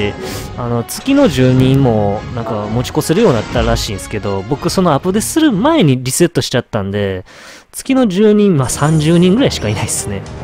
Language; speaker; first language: Japanese; native; Japanese